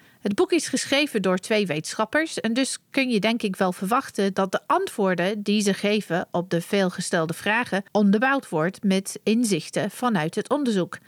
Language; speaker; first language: Dutch; non-native, fluent; English